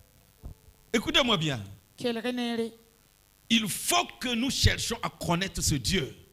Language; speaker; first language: French; non-native, local second language; Mossi